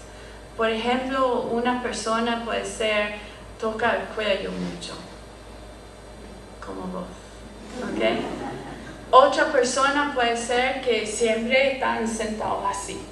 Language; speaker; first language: Spanish; non-native, fluent; English